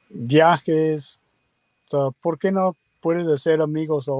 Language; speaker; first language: Spanish; non-native, learner; English